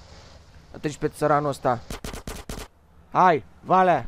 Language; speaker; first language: Romanian; native; Romanian